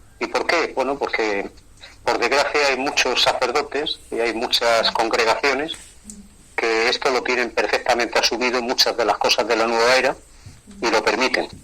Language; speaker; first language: Spanish; native; Spanish